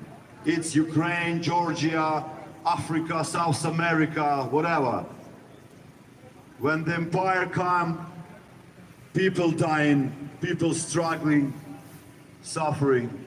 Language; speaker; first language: English; non-native, learner; Ukrainian